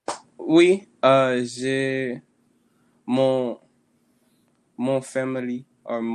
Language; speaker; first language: French; non-native, learner; English